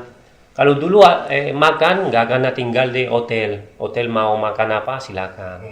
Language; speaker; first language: Indonesian; non-native, learner; Spanish